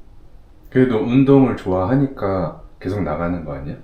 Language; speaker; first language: Korean; native; Korean